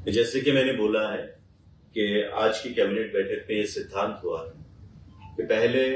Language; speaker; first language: Hindi; non-native, local second language; Bangla